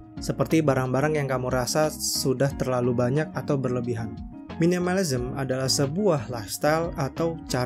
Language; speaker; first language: Indonesian; native; Indonesian